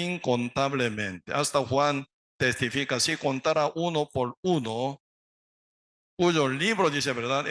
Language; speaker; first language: Spanish; non-native, learner; Korean